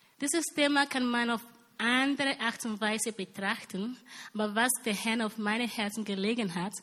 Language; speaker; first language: German; non-native, learner; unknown